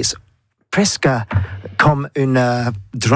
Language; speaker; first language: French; non-native, learner; English